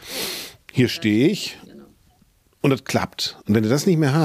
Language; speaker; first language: German; native; German